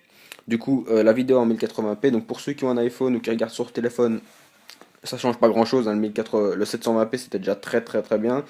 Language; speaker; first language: French; native; French